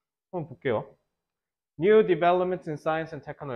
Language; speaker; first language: English; non-native, fluent; Korean